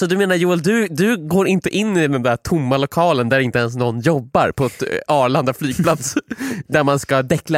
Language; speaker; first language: Swedish; native; Swedish